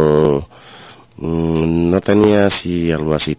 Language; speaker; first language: Spanish; non-native, fluent; Arabic